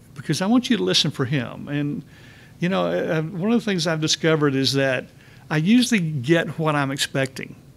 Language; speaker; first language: English; native; English